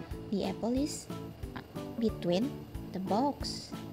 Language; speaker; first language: English; non-native, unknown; Indonesian